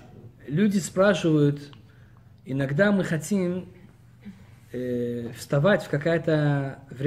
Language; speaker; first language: Russian; early bilingual, heritage; Russian